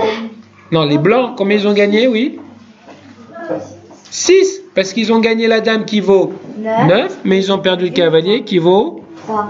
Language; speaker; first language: French; native; French